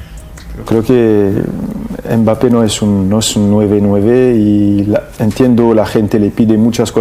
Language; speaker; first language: Spanish; non-native, fluent; French